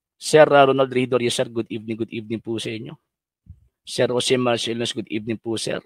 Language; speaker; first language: Filipino; non-native, local second language; Cebuano